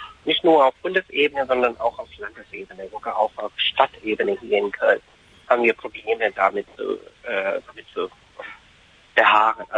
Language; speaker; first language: German; non-native, fluent; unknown